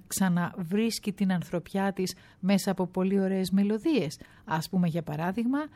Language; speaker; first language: Greek; native; Greek